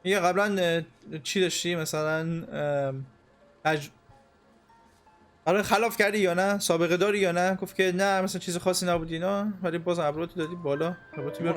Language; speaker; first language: Persian; native; Persian